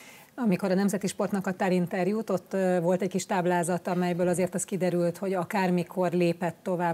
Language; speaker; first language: Hungarian; native; Hungarian